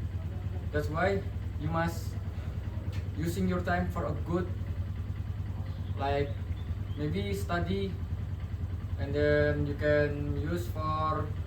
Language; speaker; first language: English; non-native, learner; Indonesian